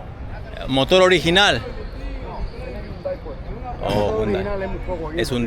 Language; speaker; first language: Spanish; early bilingual, heritage; Spanish